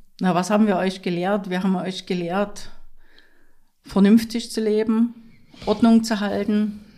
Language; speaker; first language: German; native; German